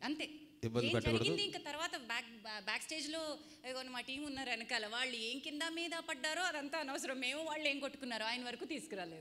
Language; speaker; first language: Telugu; native; Telugu